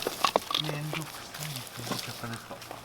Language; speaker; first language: Japanese; native; Japanese